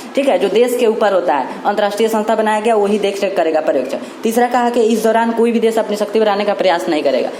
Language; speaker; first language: Hindi; native; Hindi